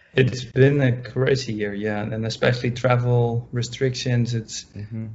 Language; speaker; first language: English; non-native, fluent; Dutch